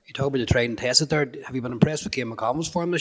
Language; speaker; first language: English; native; English